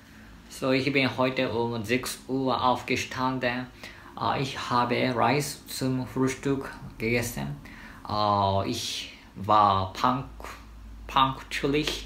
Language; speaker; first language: German; non-native, learner; Japanese